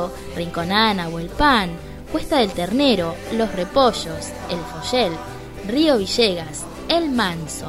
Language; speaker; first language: Spanish; native; Spanish